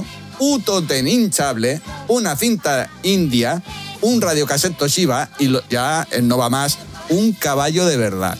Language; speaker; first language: Spanish; native; Spanish